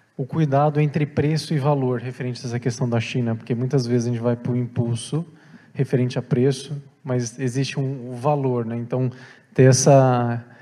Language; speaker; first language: Portuguese; native; Portuguese